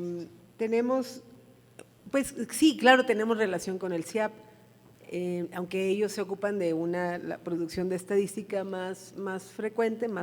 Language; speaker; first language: Spanish; native; Spanish